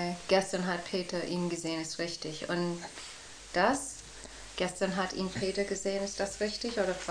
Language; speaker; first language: German; non-native, fluent; English